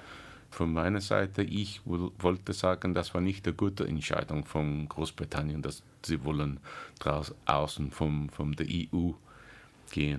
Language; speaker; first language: German; non-native, learner; English